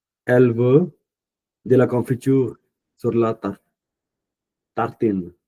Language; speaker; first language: French; non-native, fluent; Punjabi